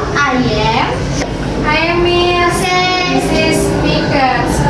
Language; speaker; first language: English; non-native, learner; Indonesian